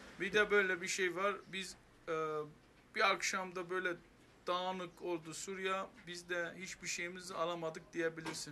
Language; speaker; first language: Turkish; non-native, fluent; Armenian